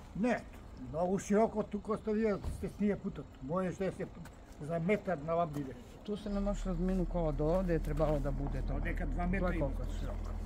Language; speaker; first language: Bosnian; non-native, local second language; Bulgarian